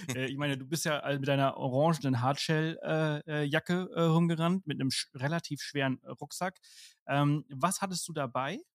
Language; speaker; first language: German; non-native, fluent; Spanish